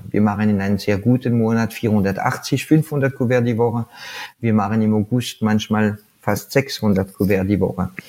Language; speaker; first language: German; non-native, fluent; French